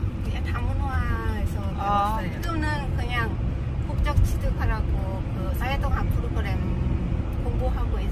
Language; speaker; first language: Korean; non-native, learner; Lao